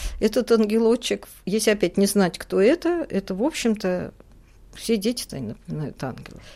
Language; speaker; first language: Russian; native; Russian